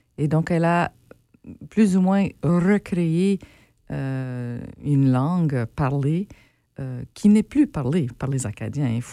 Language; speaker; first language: French; native; French